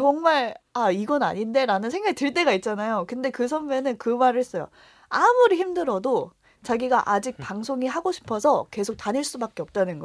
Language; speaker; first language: Korean; native; Korean